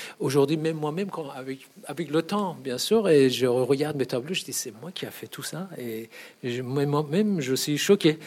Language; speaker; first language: French; non-native, fluent; Persian